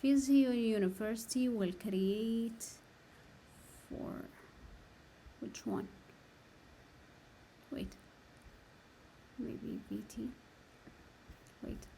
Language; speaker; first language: English; non-native, learner; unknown